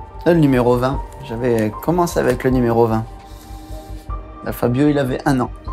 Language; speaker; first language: French; native; French